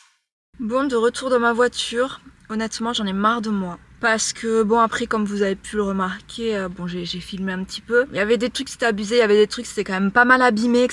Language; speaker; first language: French; native; French